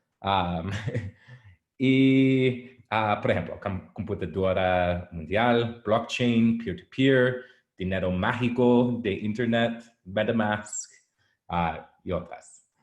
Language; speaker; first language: Spanish; non-native, learner; English